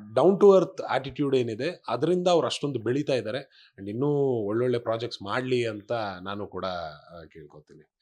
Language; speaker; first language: Kannada; non-native, local second language; Kodava